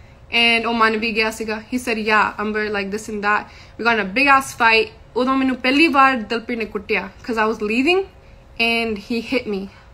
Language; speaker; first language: English; early bilingual, other home language; Punjabi